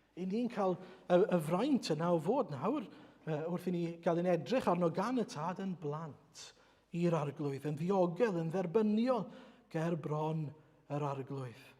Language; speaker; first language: Welsh; native; Welsh